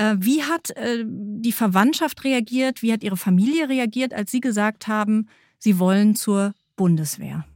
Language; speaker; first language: German; native; German